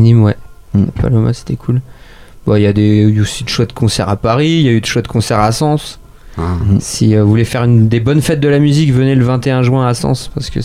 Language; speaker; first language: French; native; French